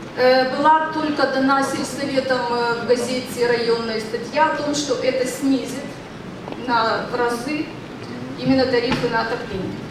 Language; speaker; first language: Russian; native; Russian